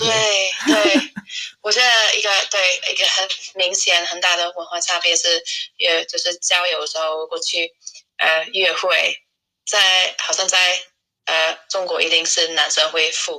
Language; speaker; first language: Chinese; non-native, fluent; English